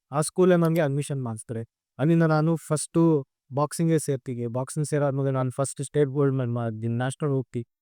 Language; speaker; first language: Kannada; non-native, local second language; Lambadi